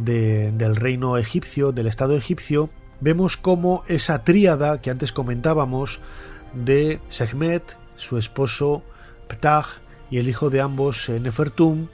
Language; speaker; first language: Spanish; native; Spanish